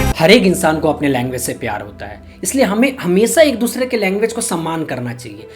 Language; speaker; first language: Hindi; native; Hindi